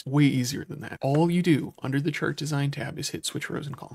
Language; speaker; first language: English; native; English